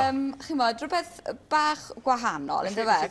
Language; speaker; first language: Welsh; native; Welsh